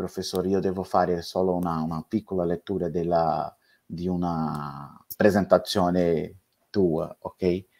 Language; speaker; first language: Italian; non-native, fluent; Portuguese